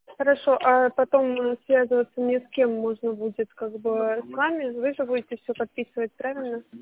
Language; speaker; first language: Russian; native; Russian